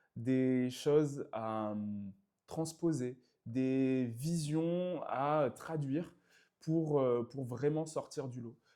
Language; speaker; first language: French; native; French